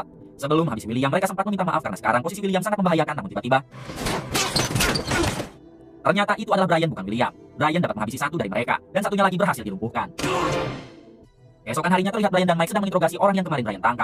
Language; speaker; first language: Indonesian; native; Indonesian